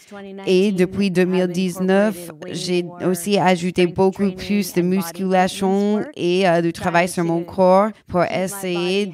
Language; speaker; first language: French; non-native, learner; English